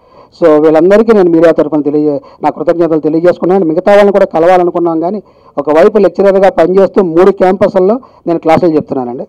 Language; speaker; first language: Telugu; native; Telugu